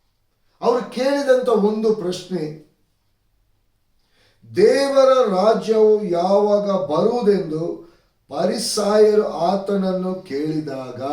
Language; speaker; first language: Kannada; native; Kannada